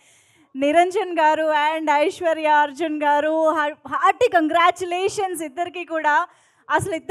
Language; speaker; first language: Telugu; native; Telugu